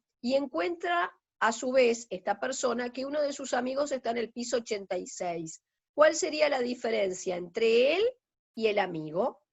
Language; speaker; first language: Spanish; native; Spanish